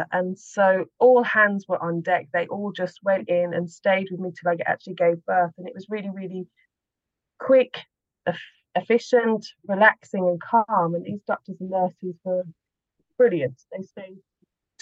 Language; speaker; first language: English; native; English